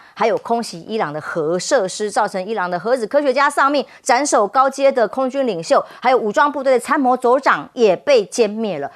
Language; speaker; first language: Chinese; native; Chinese